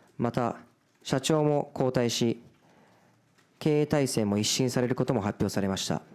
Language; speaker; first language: Japanese; early bilingual, other home language; Portuguese